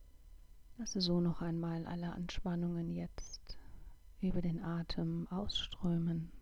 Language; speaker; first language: German; native; German